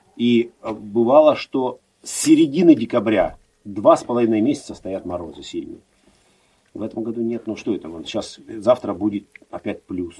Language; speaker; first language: Russian; native; Russian